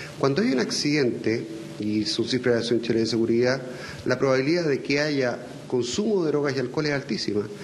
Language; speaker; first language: Spanish; native; Spanish